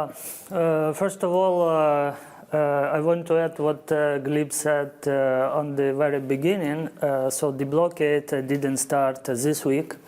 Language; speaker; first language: English; non-native, fluent; Ukrainian